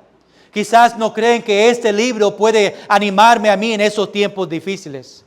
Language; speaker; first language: Spanish; early bilingual, heritage; Spanish